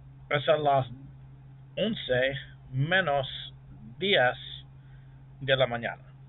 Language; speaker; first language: Spanish; non-native, learner; English